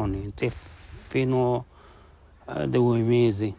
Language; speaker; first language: Italian; non-native, learner; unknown